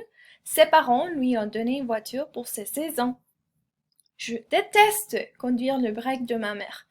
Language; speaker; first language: French; non-native, fluent; Spanish